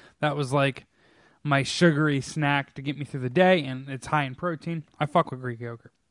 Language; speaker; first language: English; native; English